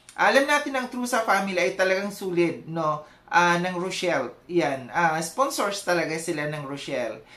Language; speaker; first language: Filipino; non-native, local second language; Cebuano